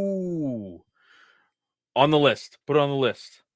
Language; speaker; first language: English; native; English